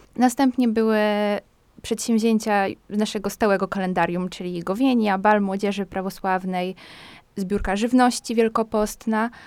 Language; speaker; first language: Polish; native; Polish